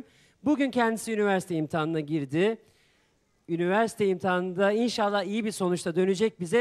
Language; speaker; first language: Turkish; native; Turkish